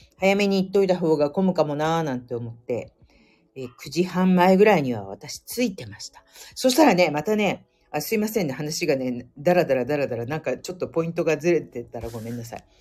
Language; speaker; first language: Japanese; native; Japanese